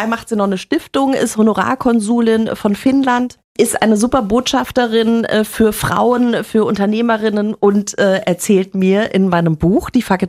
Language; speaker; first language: German; native; German